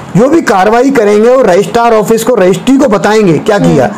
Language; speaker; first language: Hindi; native; Hindi